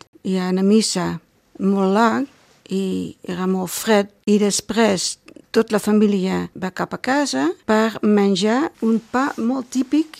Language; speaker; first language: Catalan; non-native, learner; Dutch